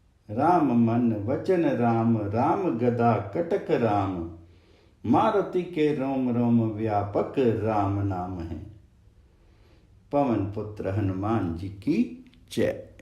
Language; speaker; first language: Hindi; native; Hindi